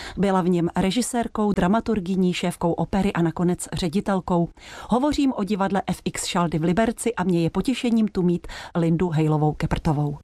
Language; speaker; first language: Czech; native; Czech